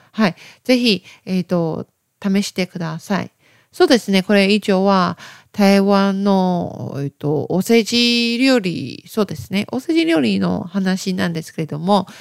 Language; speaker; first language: Japanese; non-native, learner; Chinese